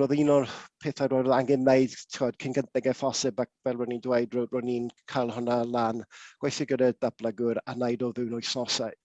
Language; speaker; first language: Welsh; non-native, local second language; English